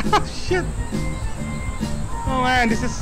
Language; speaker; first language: English; non-native, fluent; Indonesian